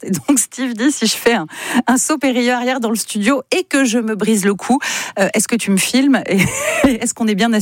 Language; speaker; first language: French; native; French